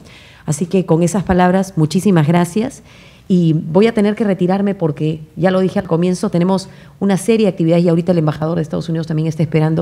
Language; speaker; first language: Spanish; native; Spanish